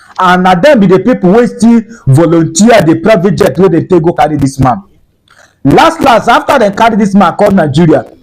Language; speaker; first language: Nigerian Pidgin; non-native, local second language; Igbo